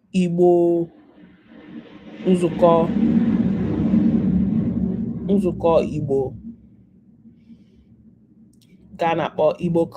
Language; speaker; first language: Igbo; non-native, learner; English